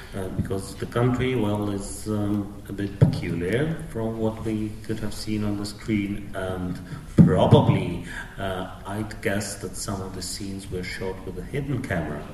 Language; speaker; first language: English; non-native, fluent; Russian